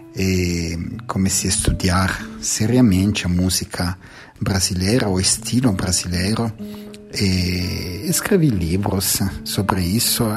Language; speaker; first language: Portuguese; non-native, learner; Italian